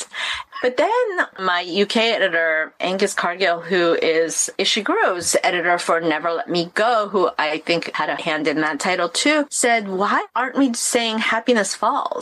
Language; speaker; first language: English; early bilingual, other home language; Korean